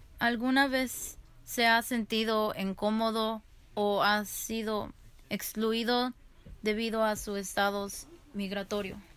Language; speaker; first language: Spanish; early bilingual, heritage; Spanish